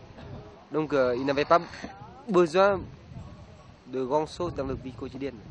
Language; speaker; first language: French; non-native, fluent; Vietnamese